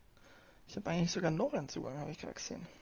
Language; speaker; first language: German; native; German